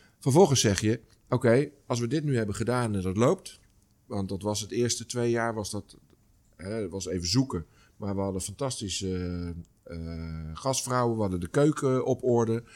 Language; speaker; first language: Dutch; native; Dutch